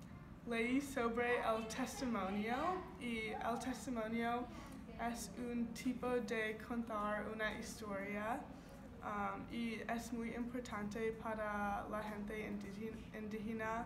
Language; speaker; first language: Spanish; non-native, learner; English